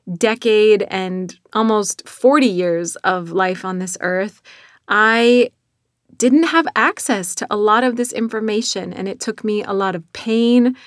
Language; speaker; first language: English; native; English